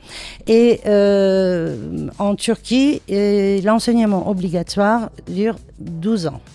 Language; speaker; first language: French; non-native, fluent; Turkish